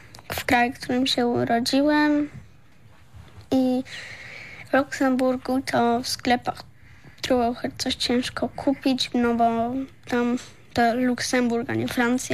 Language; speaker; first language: Polish; early bilingual, heritage; Polish